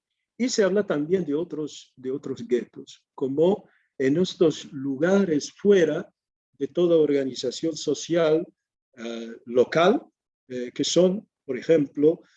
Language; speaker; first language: Spanish; non-native, fluent; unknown